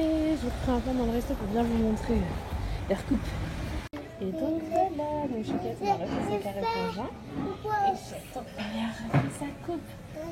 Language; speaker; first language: French; native; French